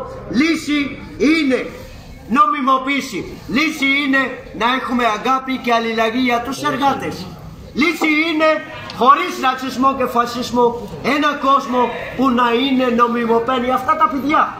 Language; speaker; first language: Greek; non-native, fluent; Urdu